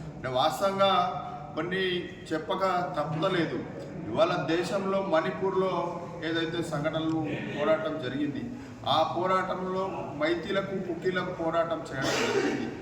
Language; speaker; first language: Telugu; non-native, local second language; Gondi